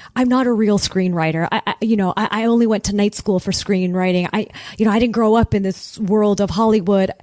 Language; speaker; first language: English; native; English